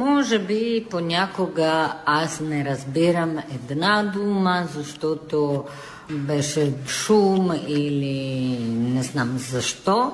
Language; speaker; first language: Bulgarian; non-native, fluent; Italian